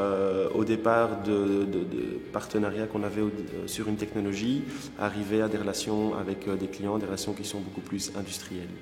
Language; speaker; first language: French; native; French